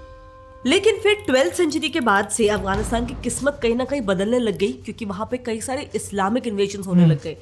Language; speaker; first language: Hindi; native; Hindi